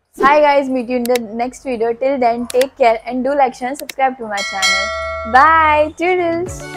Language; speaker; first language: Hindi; non-native, local second language; Tulu